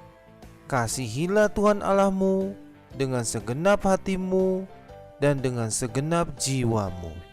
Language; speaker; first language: Indonesian; native; Indonesian